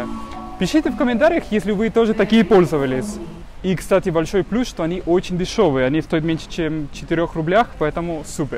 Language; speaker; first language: Russian; non-native, fluent; Spanish